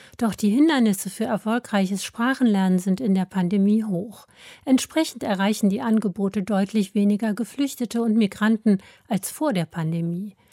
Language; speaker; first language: German; native; German